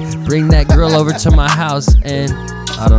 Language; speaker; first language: English; native; English